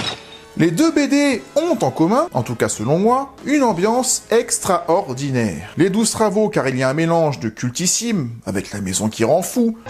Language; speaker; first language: French; native; French